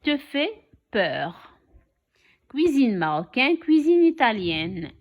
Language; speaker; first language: French; non-native, local second language; Arabic